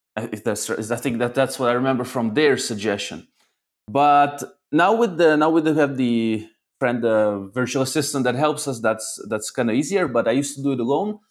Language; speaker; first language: English; early bilingual, other home language; Russian